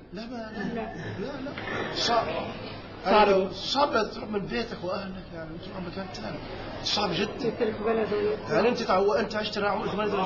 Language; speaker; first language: Arabic; native; Arabic